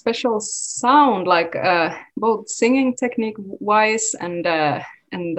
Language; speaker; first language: English; non-native, fluent; Swedish